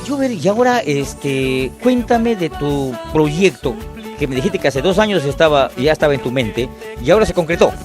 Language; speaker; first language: Spanish; native; Spanish